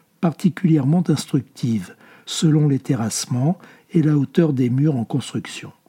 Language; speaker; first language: French; native; French